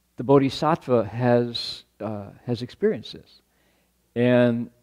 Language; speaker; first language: English; native; English